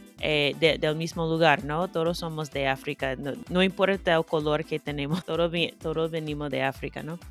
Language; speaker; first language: Spanish; non-native, fluent; English